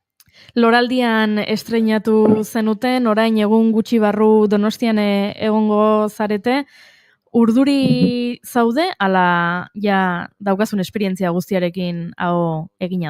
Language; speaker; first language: Basque; native; Basque